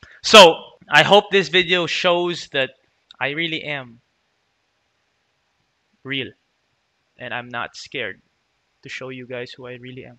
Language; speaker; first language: English; non-native, local second language; Filipino